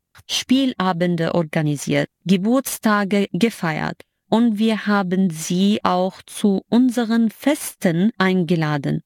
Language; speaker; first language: German; non-native, fluent; Arabic